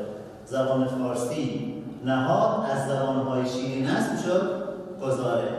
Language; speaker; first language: Persian; native; Persian